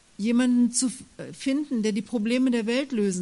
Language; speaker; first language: German; native; German